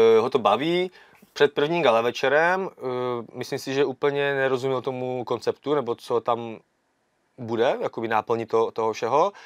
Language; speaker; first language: Czech; early bilingual, other home language; Vietnamese